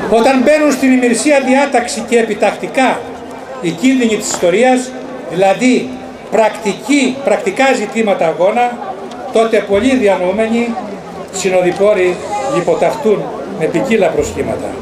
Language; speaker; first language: Greek; native; Greek